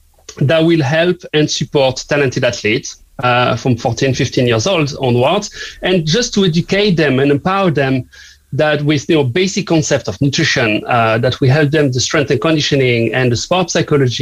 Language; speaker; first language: English; non-native, fluent; French